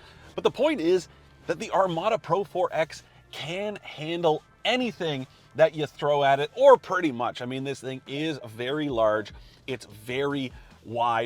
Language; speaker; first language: English; native; English